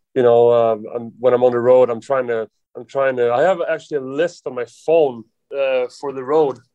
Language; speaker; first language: English; non-native, fluent; Swedish